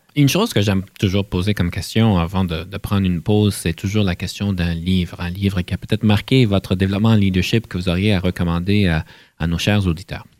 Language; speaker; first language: French; native; French